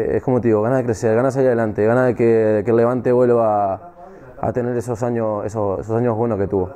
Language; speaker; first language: Spanish; native; Spanish